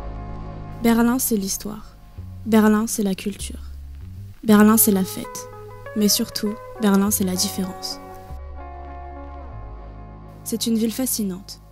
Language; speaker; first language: French; native; French